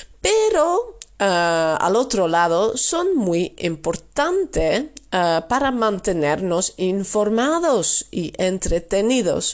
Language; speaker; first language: Spanish; non-native, fluent; Dutch